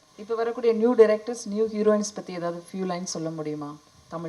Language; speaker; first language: Tamil; native; Tamil